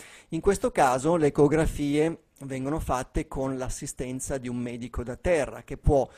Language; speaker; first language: Italian; native; Italian